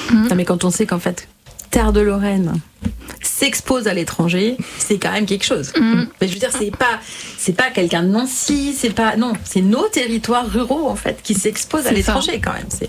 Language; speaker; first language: French; native; French